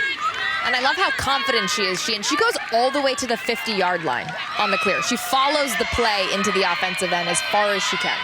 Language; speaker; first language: English; native; English